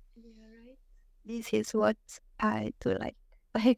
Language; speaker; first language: English; non-native, learner; Italian